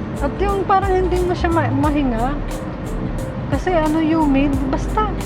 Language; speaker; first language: Filipino; native; Filipino